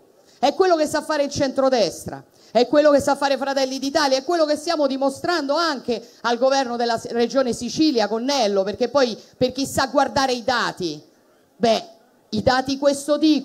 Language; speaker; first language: Italian; native; Italian